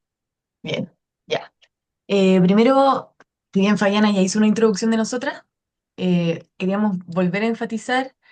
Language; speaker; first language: Spanish; native; Spanish